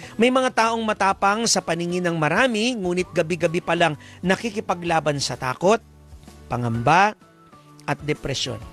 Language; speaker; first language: Filipino; native; Filipino